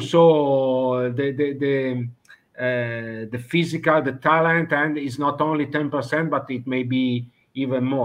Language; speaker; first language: English; non-native, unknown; Italian